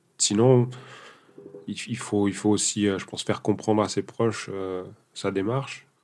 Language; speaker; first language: French; early bilingual, other home language; Portuguese